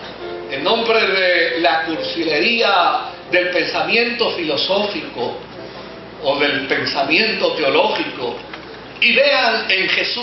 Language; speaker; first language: Spanish; native; Spanish